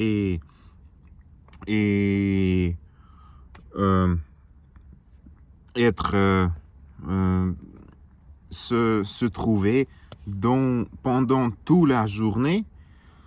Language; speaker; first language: French; non-native, learner; Russian